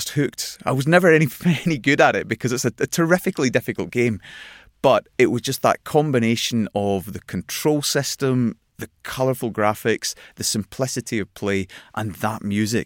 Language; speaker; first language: English; native; English